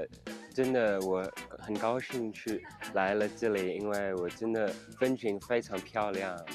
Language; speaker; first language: Chinese; non-native, learner; English